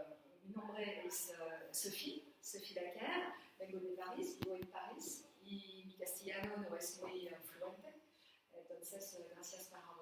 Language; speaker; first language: Spanish; non-native, learner; French